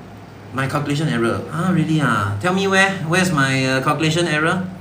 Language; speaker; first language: English; non-native, local second language; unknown